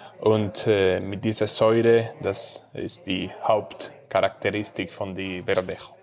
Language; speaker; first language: German; non-native, fluent; Spanish